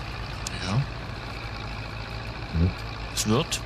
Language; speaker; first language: German; native; German